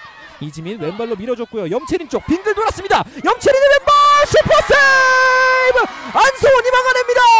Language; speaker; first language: Korean; native; Korean